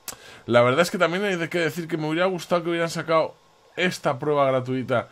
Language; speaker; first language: Spanish; native; Spanish